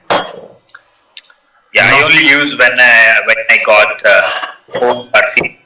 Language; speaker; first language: English; non-native, learner; Telugu